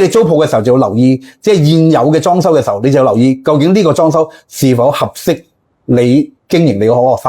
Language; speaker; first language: Cantonese; native; Cantonese